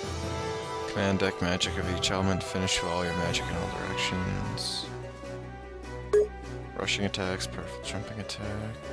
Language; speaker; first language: English; native; English